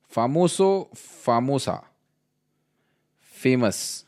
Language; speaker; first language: Spanish; non-native, learner; Hindi